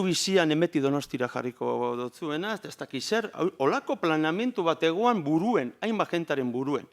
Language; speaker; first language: Basque; native; Basque